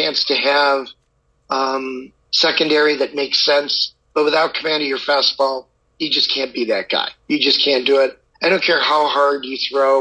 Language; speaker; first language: English; native; English